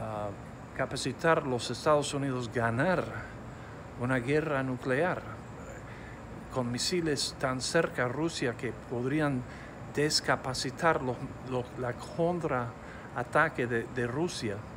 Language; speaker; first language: Spanish; non-native, fluent; English